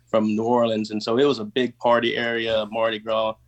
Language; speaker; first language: English; native; English